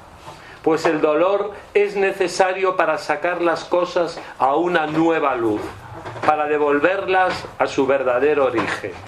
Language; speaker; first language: Spanish; native; Spanish